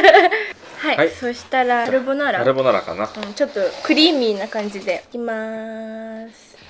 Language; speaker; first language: Japanese; native; Japanese